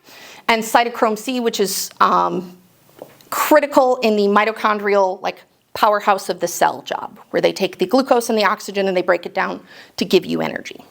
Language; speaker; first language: English; native; English